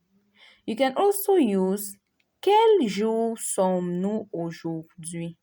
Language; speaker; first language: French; non-native, fluent; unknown